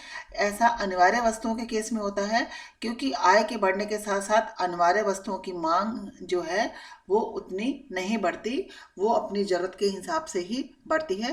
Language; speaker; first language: Hindi; native; Hindi